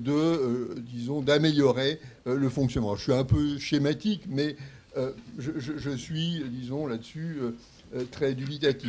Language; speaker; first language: French; native; French